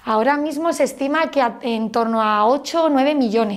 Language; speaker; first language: Spanish; native; Spanish